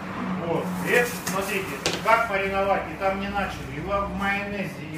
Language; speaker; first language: Russian; native; Russian